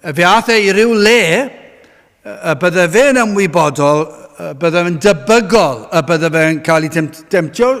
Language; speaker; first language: Welsh; native; Welsh